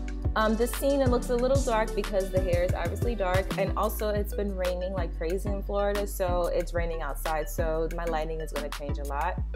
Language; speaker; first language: English; native; English